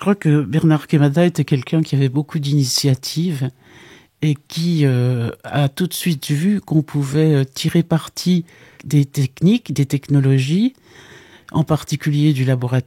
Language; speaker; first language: French; native; French